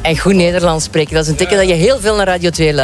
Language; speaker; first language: Dutch; native; Dutch